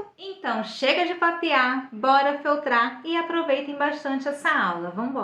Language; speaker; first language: Portuguese; native; Portuguese